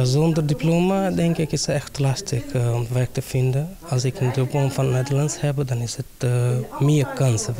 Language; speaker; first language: Dutch; non-native, learner; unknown